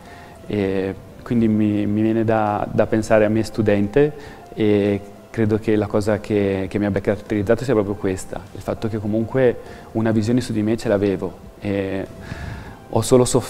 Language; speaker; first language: Italian; native; Italian